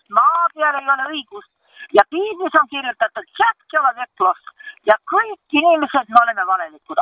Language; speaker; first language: Estonian; non-native, local second language; Russian